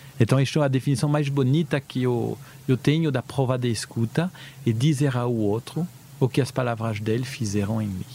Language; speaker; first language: Portuguese; early bilingual, heritage; Portuguese